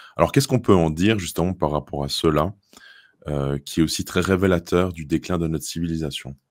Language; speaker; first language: French; native; French